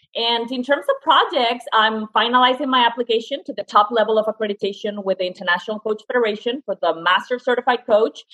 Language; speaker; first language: English; non-native, fluent; Spanish